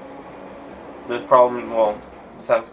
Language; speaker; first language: English; native; English